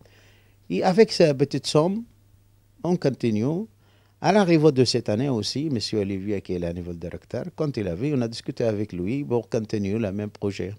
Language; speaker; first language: French; non-native, learner; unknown